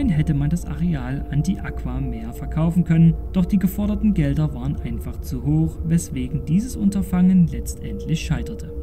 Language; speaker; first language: German; native; German